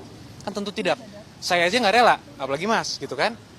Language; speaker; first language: Indonesian; native; Indonesian